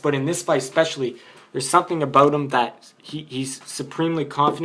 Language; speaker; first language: English; native; English